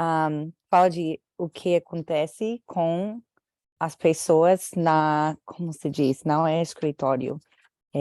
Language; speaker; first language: Portuguese; non-native, fluent; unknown